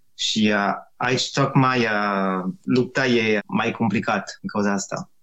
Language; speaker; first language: Romanian; non-native, fluent; French